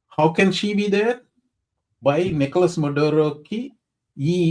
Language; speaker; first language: English; non-native, local second language; Telugu